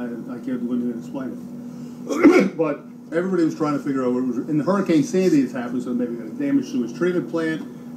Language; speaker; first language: English; native; English